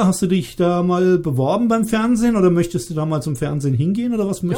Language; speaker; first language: German; native; German